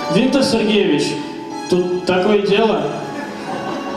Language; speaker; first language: Russian; native; Russian